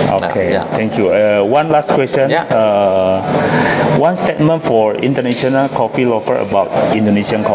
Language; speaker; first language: English; non-native, learner; Indonesian